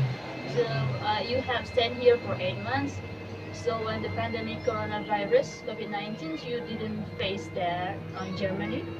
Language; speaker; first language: English; non-native, learner; Indonesian